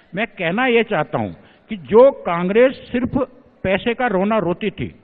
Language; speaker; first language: Hindi; native; Hindi